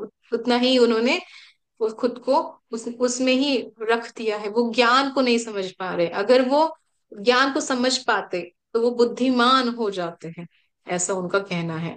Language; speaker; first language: Hindi; native; Hindi